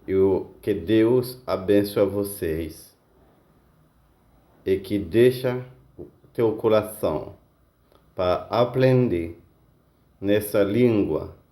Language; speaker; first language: Portuguese; non-native, learner; Haitian Creole